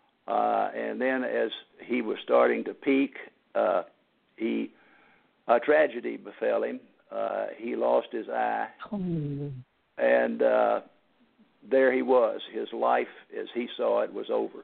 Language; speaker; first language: English; native; English